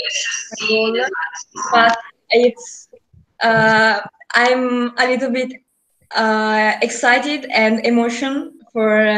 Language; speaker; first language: English; non-native, learner; Italian